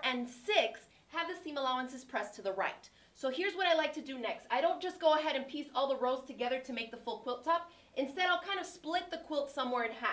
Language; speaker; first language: English; native; English